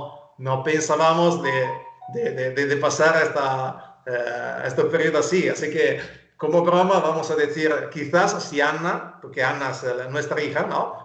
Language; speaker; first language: Spanish; non-native, fluent; Italian